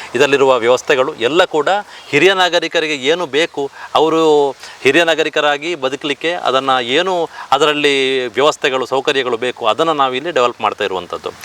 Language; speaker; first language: Kannada; native; Kannada